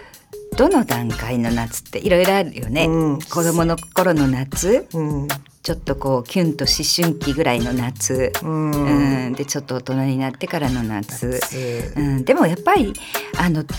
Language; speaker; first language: Japanese; native; Japanese